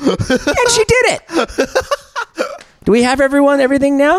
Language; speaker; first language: English; native; English